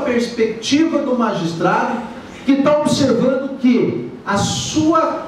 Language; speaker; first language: Portuguese; native; Portuguese